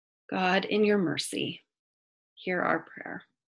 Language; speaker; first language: English; native; English